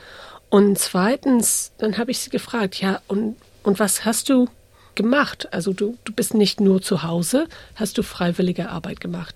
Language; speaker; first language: German; early bilingual, heritage; English